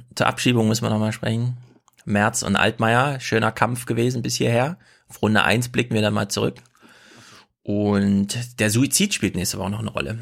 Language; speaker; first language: German; native; German